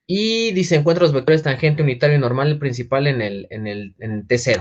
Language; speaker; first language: Spanish; native; Spanish